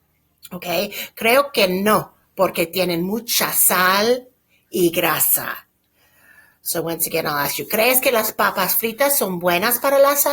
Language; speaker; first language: Spanish; non-native, fluent; English